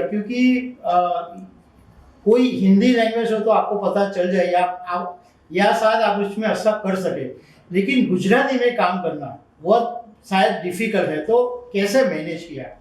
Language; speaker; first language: Hindi; non-native, local second language; Gujarati